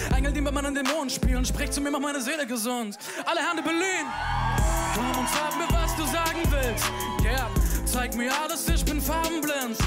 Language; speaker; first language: German; native; German